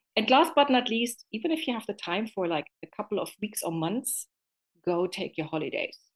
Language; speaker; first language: English; non-native, fluent; German